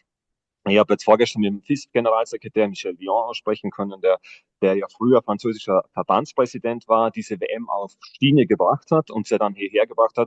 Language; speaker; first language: German; native; German